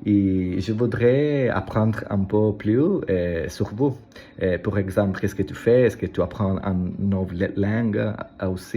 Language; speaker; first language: French; non-native, learner; Italian